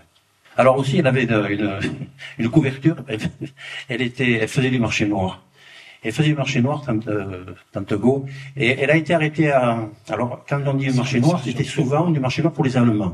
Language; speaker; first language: French; native; French